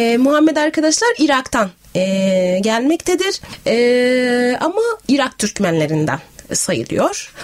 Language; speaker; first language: Turkish; non-native, fluent; Arabic